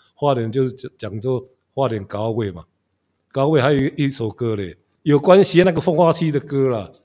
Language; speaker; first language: Chinese; native; Chinese